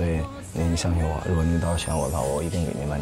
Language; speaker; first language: Chinese; native; Chinese